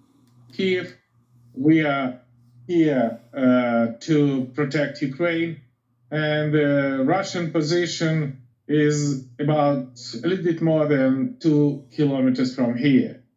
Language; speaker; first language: English; non-native, fluent; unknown